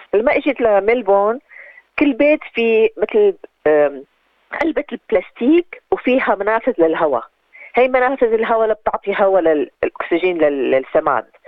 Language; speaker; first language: Arabic; native; Arabic